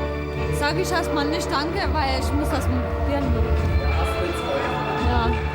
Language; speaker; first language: German; non-native, fluent; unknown